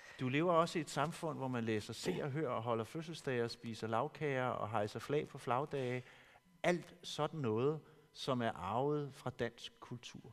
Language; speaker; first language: Danish; native; Danish